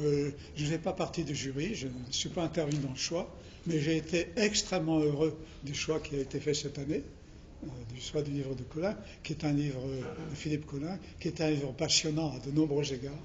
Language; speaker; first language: French; native; French